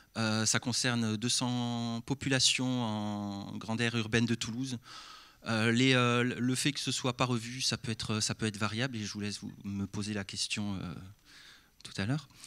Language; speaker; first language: French; native; French